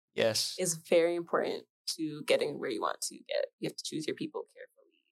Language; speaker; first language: English; native; English